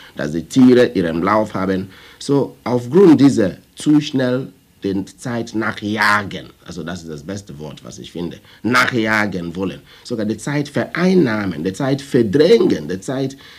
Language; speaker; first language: German; non-native, fluent; Igbo